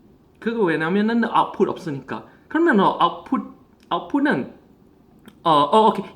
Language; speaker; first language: Korean; non-native, fluent; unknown